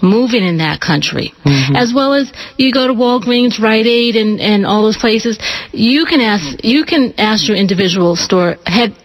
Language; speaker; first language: English; native; English